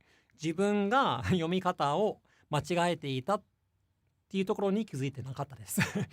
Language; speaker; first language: Japanese; non-native, fluent; English